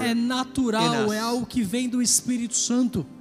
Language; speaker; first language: Portuguese; native; Portuguese